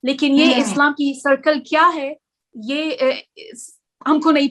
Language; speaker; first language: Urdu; non-native, learner; Persian